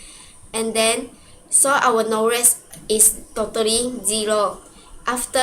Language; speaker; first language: English; non-native, local second language; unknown